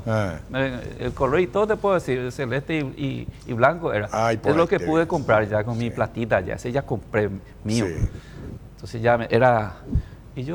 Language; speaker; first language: Spanish; native; Spanish